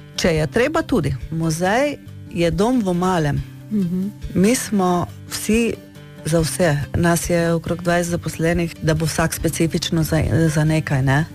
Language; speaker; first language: Slovenian; native; Slovenian